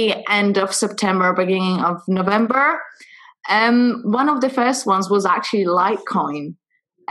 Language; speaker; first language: English; non-native, fluent; Polish